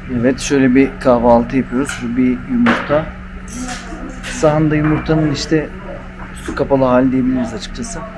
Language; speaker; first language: Turkish; non-native, local second language; Kurdish